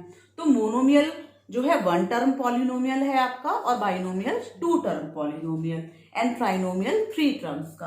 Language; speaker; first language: Hindi; native; Hindi